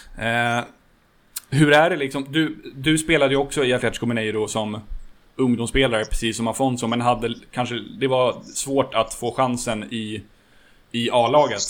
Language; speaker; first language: Swedish; native; Swedish